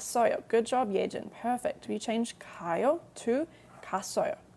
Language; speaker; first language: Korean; non-native, fluent; English